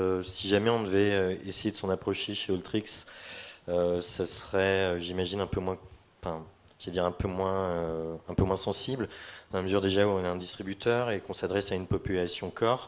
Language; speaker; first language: French; native; French